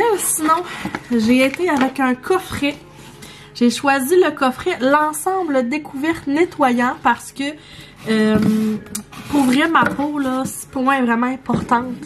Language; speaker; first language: French; native; French